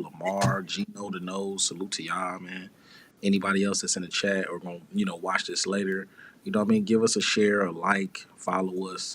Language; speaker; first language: English; native; English